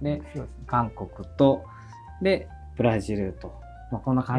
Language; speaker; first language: Japanese; native; Japanese